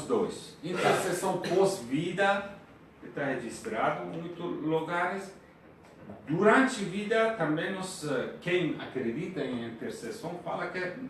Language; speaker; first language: Portuguese; non-native, fluent; Persian